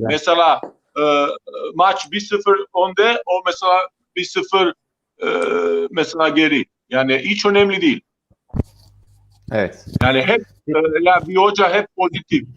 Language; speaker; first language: Turkish; non-native, learner; Croatian